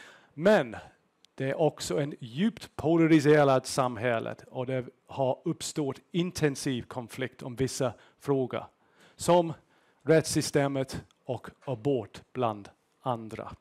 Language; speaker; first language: Swedish; non-native, fluent; English